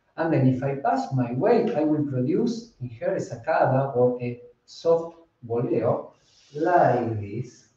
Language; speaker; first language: English; non-native, fluent; Spanish